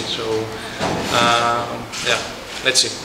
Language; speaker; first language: English; non-native, fluent; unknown